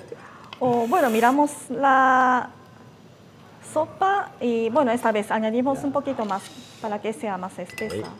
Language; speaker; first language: Spanish; non-native, fluent; Japanese